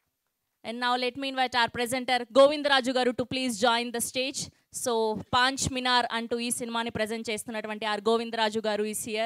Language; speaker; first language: Telugu; native; Telugu